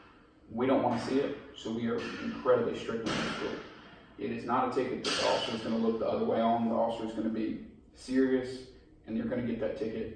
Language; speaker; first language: English; native; English